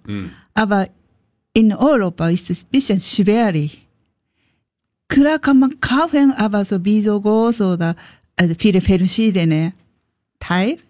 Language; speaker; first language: German; non-native, learner; Japanese